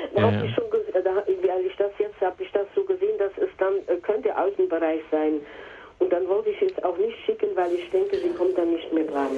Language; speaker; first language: German; native; German